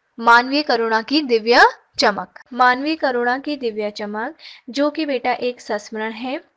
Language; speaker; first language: Hindi; native; Hindi